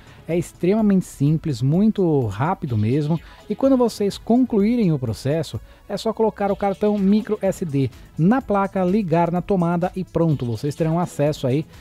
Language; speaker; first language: Portuguese; native; Portuguese